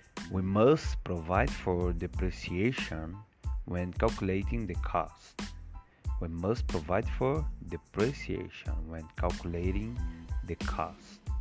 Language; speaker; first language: English; non-native, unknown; Portuguese